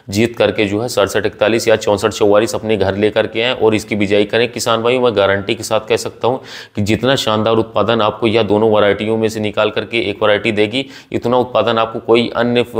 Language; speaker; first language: Hindi; native; Hindi